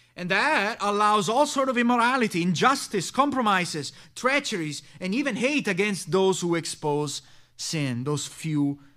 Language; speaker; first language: English; non-native, fluent; Italian